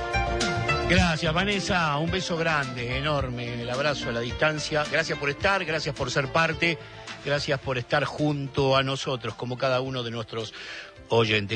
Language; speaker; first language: Spanish; native; Spanish